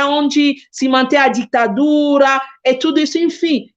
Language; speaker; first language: Portuguese; non-native, fluent; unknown